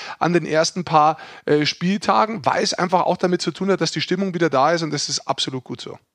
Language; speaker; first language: German; native; German